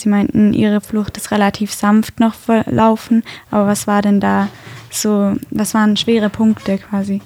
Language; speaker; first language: German; native; German